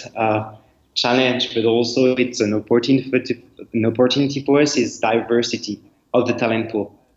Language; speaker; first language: English; non-native, fluent; French